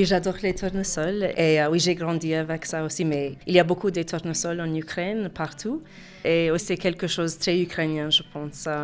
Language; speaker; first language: French; non-native, learner; English